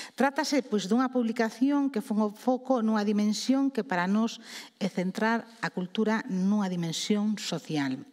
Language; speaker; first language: Galician; non-native, local second language; Spanish